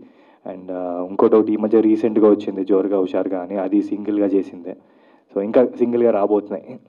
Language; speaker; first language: Telugu; native; Telugu